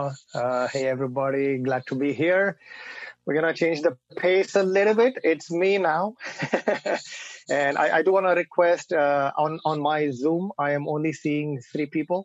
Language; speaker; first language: English; non-native, local second language; Marathi